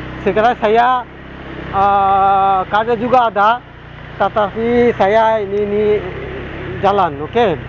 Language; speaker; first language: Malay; non-native, learner; Bangla